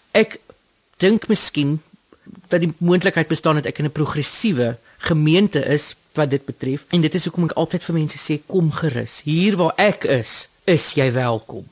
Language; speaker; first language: Afrikaans; native; Afrikaans